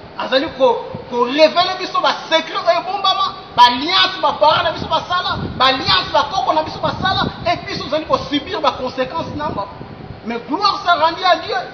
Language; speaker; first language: Lingala; non-native, local second language; Kongo